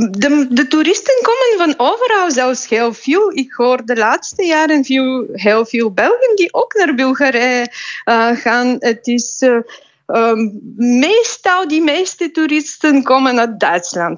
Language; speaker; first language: Dutch; non-native, fluent; Bulgarian